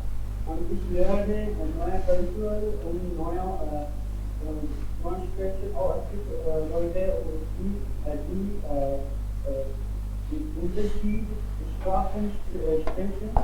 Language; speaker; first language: German; non-native, learner; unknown